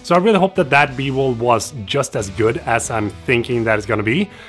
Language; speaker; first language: English; non-native, fluent; Swedish